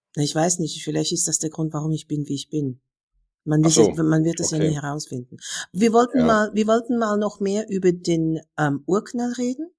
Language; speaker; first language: German; native; German